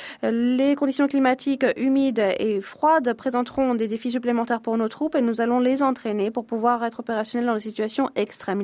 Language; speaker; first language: French; native; French